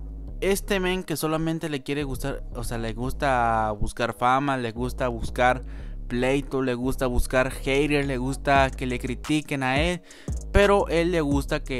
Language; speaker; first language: Spanish; native; Spanish